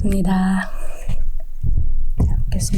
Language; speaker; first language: Korean; non-native, fluent; Indonesian